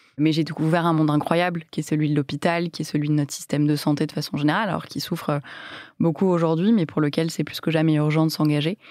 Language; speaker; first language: French; native; French